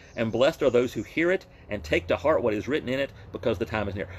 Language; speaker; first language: English; native; English